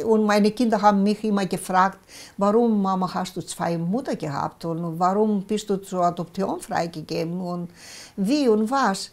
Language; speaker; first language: German; non-native, local second language; Greek